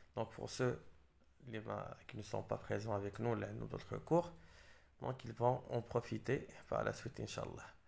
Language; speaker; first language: French; non-native, local second language; Arabic